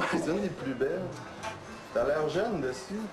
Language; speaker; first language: French; native; French